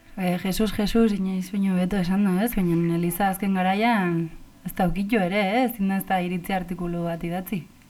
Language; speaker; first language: Basque; native; Basque